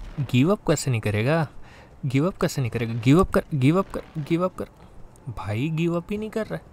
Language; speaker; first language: Hindi; native; Hindi